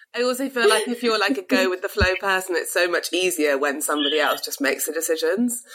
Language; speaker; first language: English; native; English